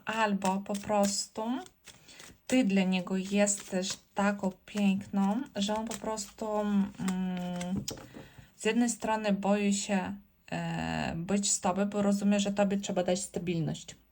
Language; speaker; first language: Polish; non-native, learner; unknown